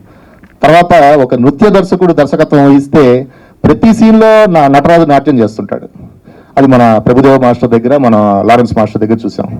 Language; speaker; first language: Telugu; native; Telugu